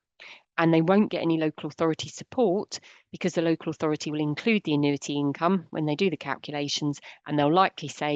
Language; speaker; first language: English; native; English